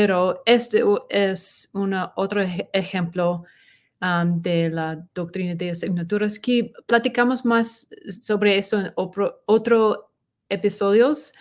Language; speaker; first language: Spanish; non-native, learner; English